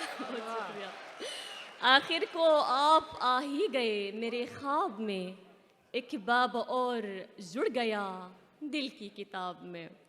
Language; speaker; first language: Urdu; non-native, fluent; Arabic